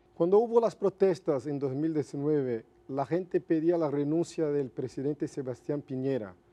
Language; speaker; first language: Spanish; non-native, fluent; Portuguese